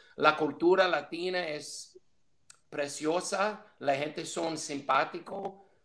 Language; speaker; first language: Spanish; non-native, fluent; English